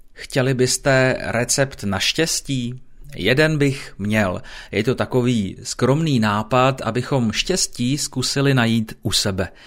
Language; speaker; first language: Czech; native; Czech